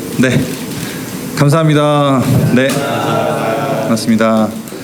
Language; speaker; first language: Korean; native; Korean